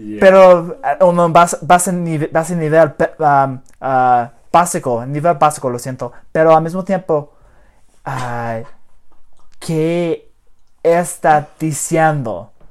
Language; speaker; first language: Spanish; early bilingual, heritage; English